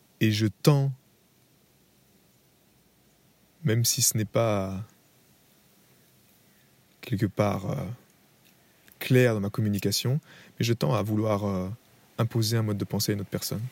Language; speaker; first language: French; native; French